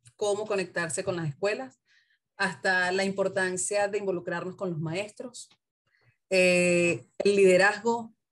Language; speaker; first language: Spanish; native; Spanish